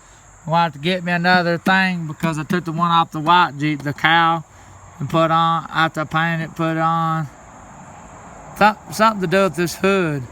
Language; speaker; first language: English; native; English